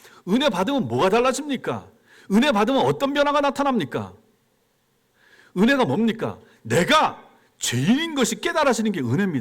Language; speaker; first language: Korean; native; Korean